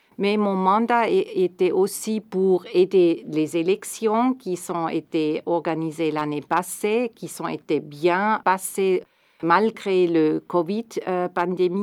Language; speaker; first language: French; non-native, fluent; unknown